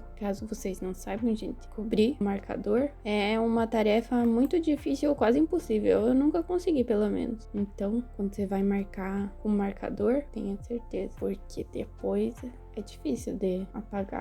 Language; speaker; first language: Portuguese; native; Portuguese